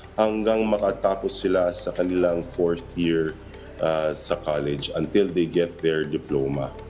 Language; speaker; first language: Filipino; native; Filipino